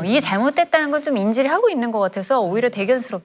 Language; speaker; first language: Korean; native; Korean